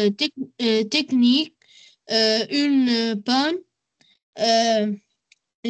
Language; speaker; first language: French; non-native, learner; Arabic